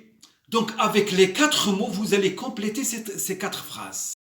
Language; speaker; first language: French; non-native, local second language; Arabic